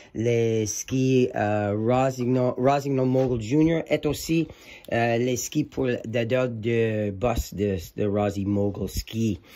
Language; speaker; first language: French; non-native, learner; English